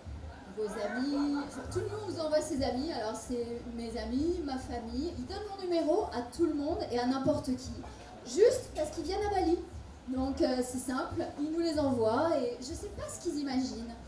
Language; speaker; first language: French; native; French